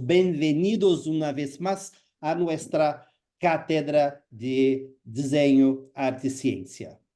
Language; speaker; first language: Spanish; non-native, fluent; Portuguese